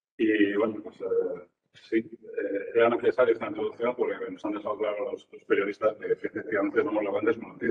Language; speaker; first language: Spanish; native; Spanish